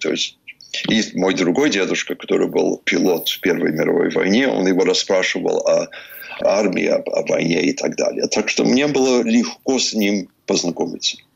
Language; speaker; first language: Russian; non-native, fluent; English